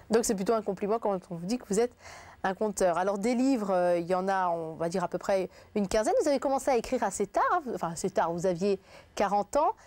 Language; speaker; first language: French; native; French